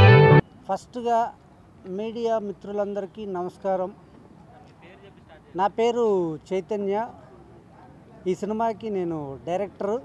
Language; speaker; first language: Telugu; native; Telugu